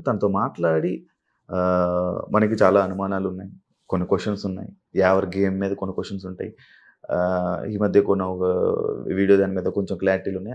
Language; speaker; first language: Telugu; native; Telugu